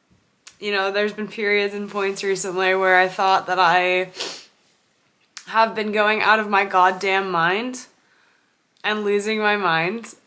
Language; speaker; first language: English; native; English